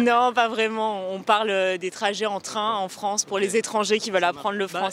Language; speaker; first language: French; native; French